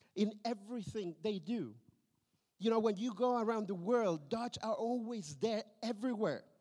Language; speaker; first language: English; non-native, fluent; Spanish